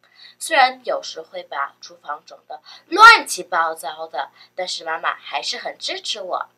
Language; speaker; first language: Chinese; early bilingual, other home language; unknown